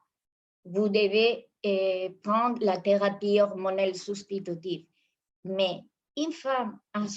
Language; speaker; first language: French; non-native, fluent; Spanish